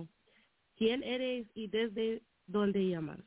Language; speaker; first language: Spanish; non-native, learner; English